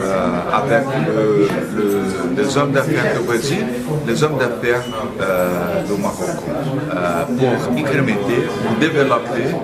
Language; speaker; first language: French; non-native, learner; Portuguese